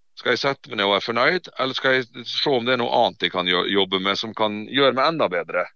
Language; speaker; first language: Norwegian; native; Norwegian